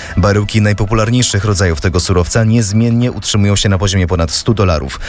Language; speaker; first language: Polish; native; Polish